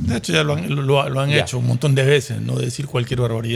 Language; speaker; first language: Spanish; native; Spanish